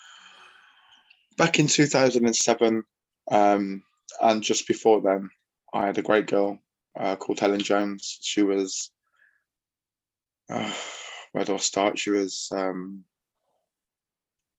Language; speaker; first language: English; native; English